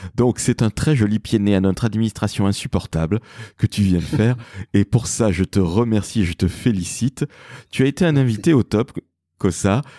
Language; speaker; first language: French; native; French